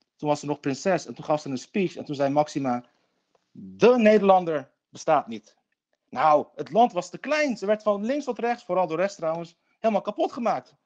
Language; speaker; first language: Dutch; early bilingual, other home language; Turkish